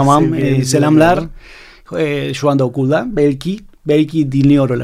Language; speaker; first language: Turkish; non-native, fluent; Spanish